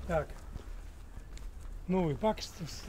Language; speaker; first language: Russian; non-native, learner; German